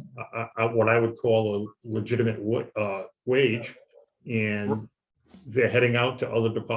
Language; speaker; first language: English; native; English